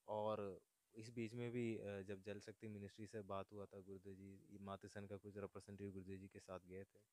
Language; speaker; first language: Hindi; non-native, local second language; Malayalam